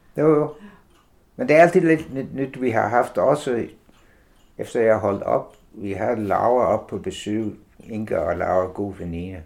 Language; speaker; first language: Danish; non-native, fluent; English